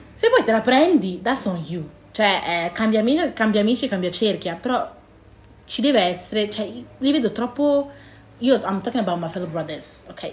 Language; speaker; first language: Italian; early bilingual, other home language; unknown